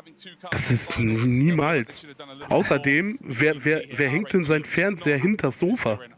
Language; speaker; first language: German; native; German